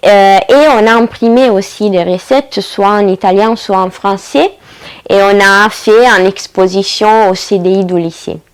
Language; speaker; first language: French; non-native, fluent; Italian